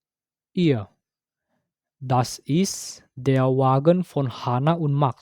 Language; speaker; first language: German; non-native, fluent; Indonesian